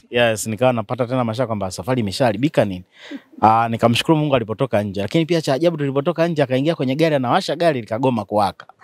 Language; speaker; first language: Swahili; native; Swahili